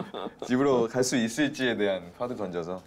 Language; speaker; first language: Korean; native; Korean